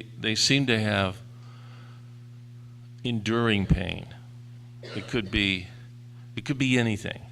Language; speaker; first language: English; native; English